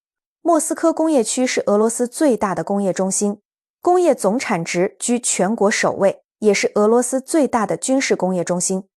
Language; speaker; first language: Chinese; native; Chinese